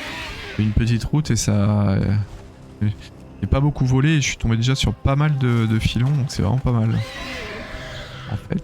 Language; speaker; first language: French; native; French